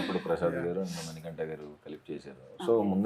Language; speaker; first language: Telugu; native; Telugu